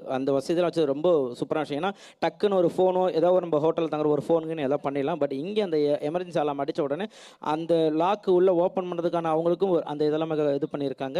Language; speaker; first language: Tamil; native; Tamil